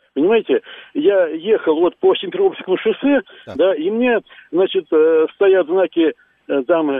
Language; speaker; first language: Russian; native; Russian